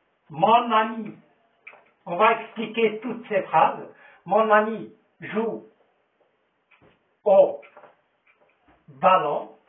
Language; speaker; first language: French; non-native, local second language; Arabic